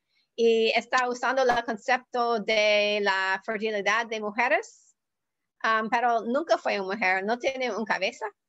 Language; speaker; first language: Spanish; non-native, learner; English